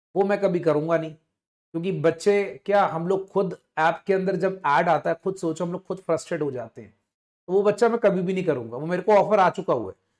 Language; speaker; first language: Hindi; non-native, local second language; Punjabi